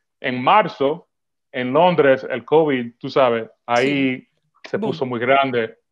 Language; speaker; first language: Spanish; early bilingual, heritage; Spanish